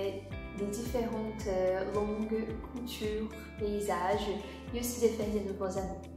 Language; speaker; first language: French; non-native, fluent; Portuguese